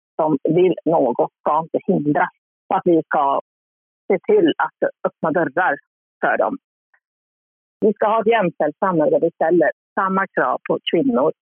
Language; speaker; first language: Swedish; early bilingual, other home language; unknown